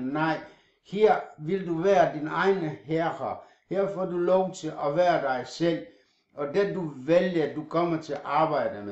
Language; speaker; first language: Danish; non-native, fluent; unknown